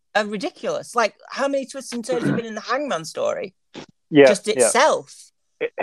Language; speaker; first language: English; native; English